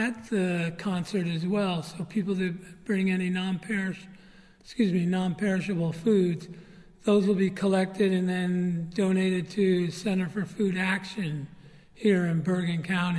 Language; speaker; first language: English; native; English